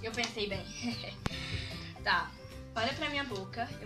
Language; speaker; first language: Portuguese; early bilingual, heritage; Portuguese